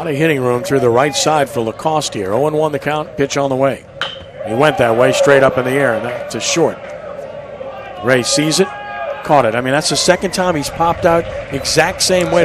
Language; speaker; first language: English; native; English